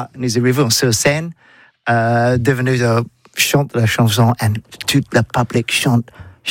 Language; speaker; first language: French; non-native, learner; English